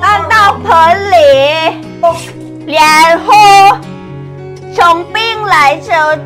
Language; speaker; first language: Chinese; non-native, learner; Thai